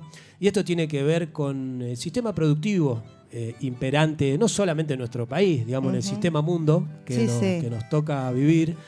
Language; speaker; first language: Spanish; native; Spanish